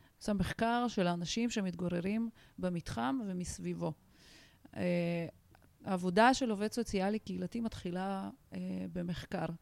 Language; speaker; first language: Hebrew; non-native, fluent; Russian